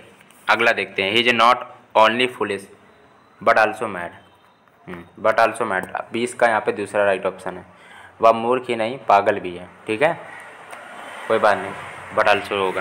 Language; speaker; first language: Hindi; native; Hindi